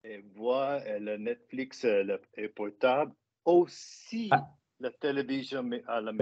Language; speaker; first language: French; non-native, learner; English